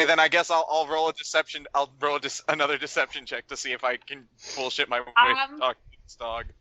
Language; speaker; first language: English; native; English